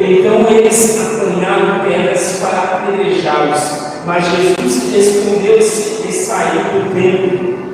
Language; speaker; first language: Portuguese; native; Portuguese